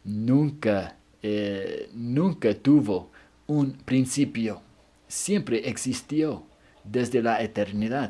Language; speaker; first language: Spanish; non-native, fluent; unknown